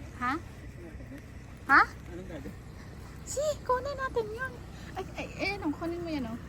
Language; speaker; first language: Filipino; native; Filipino